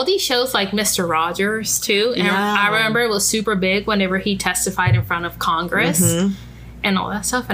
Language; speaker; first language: English; non-native, fluent; Spanish